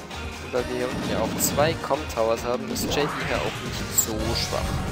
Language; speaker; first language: German; native; German